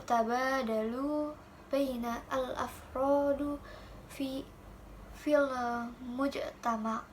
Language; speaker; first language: Arabic; non-native, learner; Indonesian